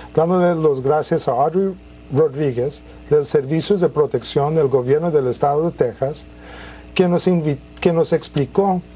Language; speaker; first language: Spanish; early bilingual, heritage; Spanish